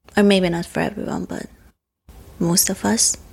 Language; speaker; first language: English; non-native, fluent; Hungarian